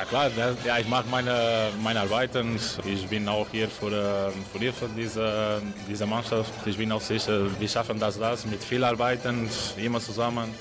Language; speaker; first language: German; non-native, learner; Portuguese